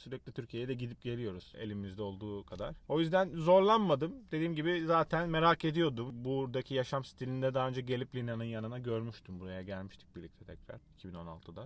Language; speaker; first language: Turkish; native; Turkish